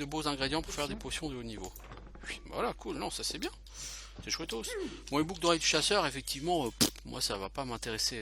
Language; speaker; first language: French; native; French